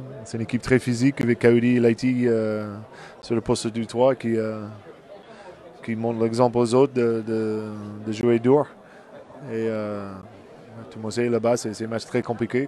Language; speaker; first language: French; non-native, fluent; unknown